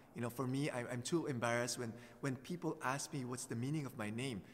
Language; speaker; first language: English; non-native, local second language; Filipino